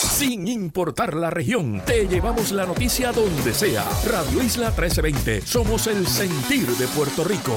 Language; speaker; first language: Spanish; native; Spanish